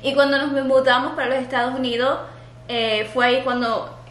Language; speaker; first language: Spanish; native; Spanish